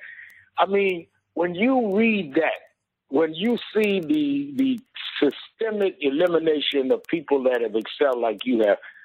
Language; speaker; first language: English; native; English